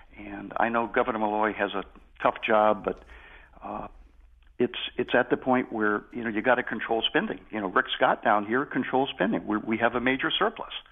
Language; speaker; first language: English; native; English